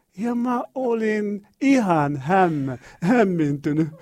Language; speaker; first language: Finnish; non-native, learner; Arabic